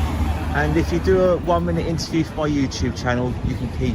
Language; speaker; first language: English; native; English